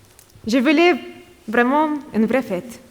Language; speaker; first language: French; non-native, learner; Russian